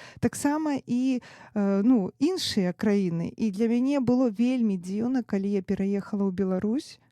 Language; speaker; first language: Belarusian; native; Belarusian